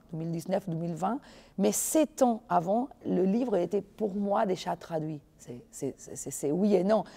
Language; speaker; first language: French; non-native, fluent; Spanish